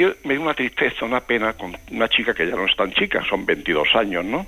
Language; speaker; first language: Spanish; native; Spanish